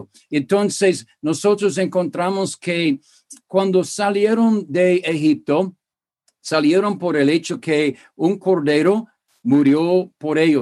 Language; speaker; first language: Spanish; non-native, fluent; English